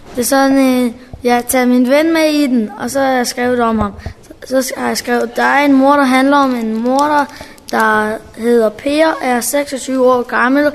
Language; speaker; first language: Danish; early bilingual, other home language; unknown